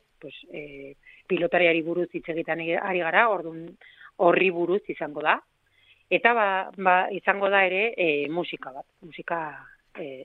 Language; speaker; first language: Basque; non-native, local second language; Spanish